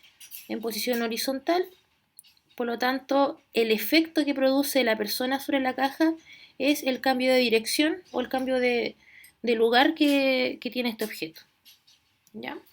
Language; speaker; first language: Spanish; native; Spanish